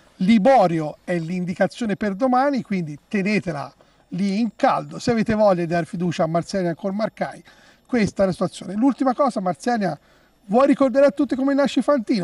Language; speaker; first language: Italian; native; Italian